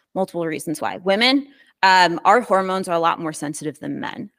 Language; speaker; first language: English; native; English